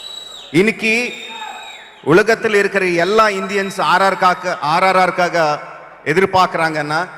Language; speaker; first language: Tamil; non-native, local second language; Telugu